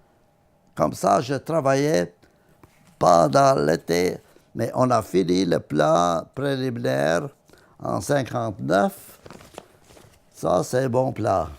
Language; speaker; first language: French; non-native, learner; Latvian